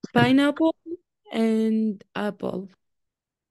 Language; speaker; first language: English; non-native, learner; Arabic